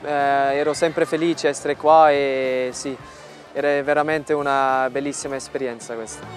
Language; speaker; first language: Italian; non-native, fluent; German